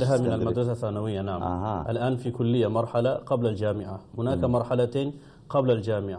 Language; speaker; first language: Arabic; non-native, fluent; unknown